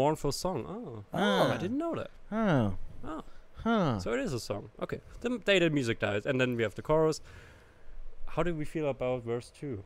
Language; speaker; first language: English; non-native, fluent; German